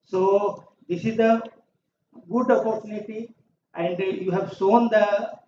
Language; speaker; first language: English; non-native, local second language; Hindi